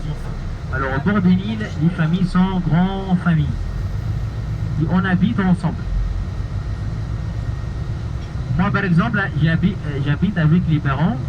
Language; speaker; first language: French; non-native, learner; Arabic